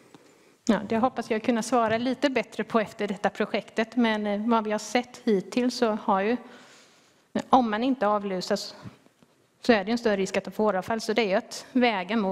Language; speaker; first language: Swedish; native; Swedish